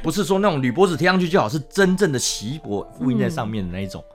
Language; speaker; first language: Chinese; native; Chinese